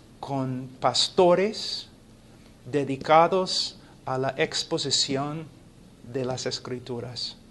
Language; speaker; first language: Spanish; non-native, fluent; English